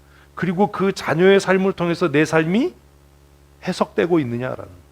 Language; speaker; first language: Korean; native; Korean